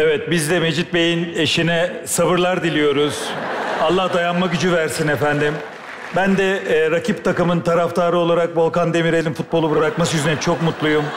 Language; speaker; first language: Turkish; native; Turkish